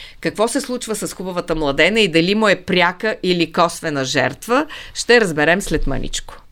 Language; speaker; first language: Bulgarian; native; Bulgarian